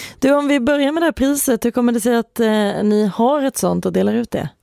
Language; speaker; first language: Swedish; native; Swedish